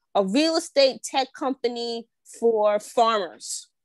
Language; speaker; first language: English; native; English